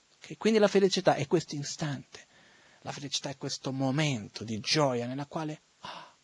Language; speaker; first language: Italian; non-native, fluent; Portuguese